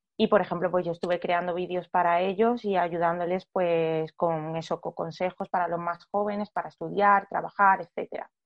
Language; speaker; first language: Spanish; native; Spanish